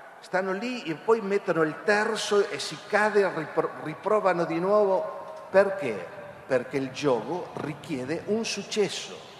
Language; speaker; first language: Italian; non-native, fluent; Spanish